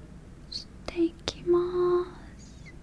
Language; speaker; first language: Japanese; non-native, learner; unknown